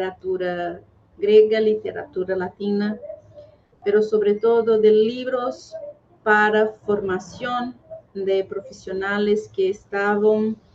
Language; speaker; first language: Spanish; non-native, fluent; Portuguese